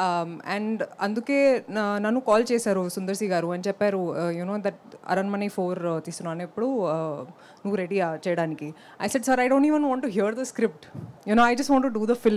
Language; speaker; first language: Telugu; non-native, fluent; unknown